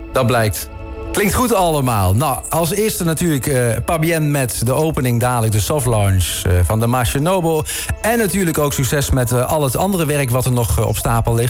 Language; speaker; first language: Dutch; native; Dutch